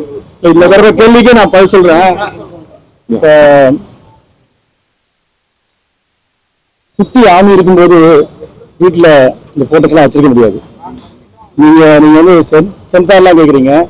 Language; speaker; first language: Tamil; native; Tamil